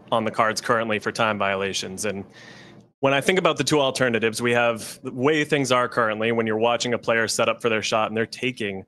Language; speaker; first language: English; native; English